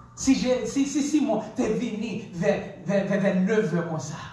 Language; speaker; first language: French; non-native, local second language; Haitian Creole